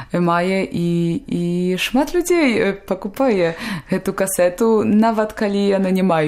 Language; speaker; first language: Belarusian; non-native, local second language; Polish